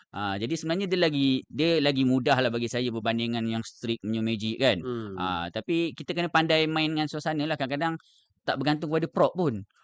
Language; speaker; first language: Malay; native; Malay